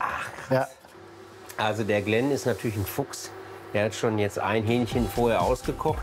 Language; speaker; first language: German; native; German